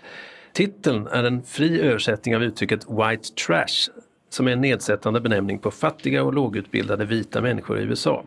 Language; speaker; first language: Swedish; native; Swedish